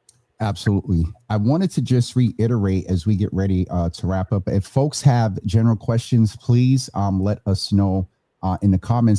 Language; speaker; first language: English; native; English